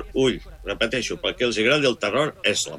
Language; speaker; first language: Catalan; native; Catalan